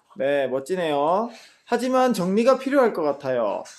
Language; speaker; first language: Korean; native; Korean